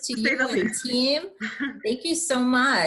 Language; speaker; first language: English; native; English